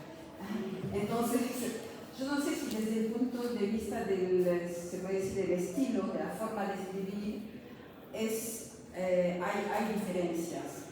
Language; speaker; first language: Spanish; non-native, fluent; French